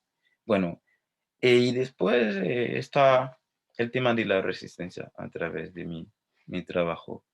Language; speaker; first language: Spanish; non-native, fluent; Haitian Creole